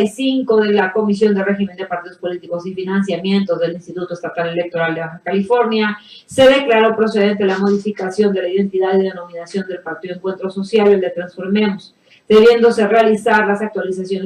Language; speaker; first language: Spanish; native; Spanish